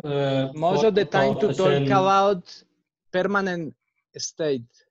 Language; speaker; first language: English; non-native, fluent; Spanish